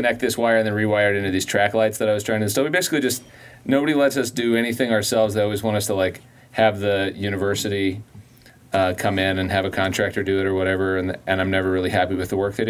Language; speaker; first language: English; native; English